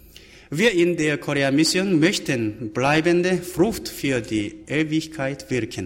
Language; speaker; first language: German; non-native, fluent; Korean